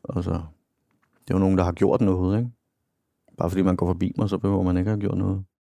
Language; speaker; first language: Danish; native; Danish